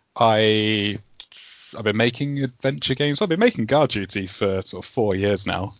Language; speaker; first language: English; native; English